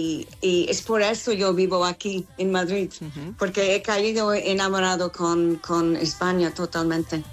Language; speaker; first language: Spanish; non-native, fluent; English